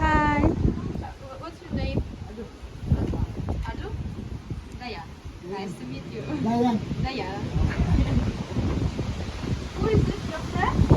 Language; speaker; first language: English; non-native, learner; Russian